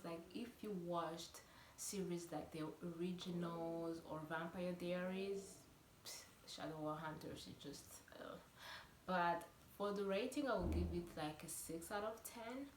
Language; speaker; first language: English; non-native, local second language; Kinyarwanda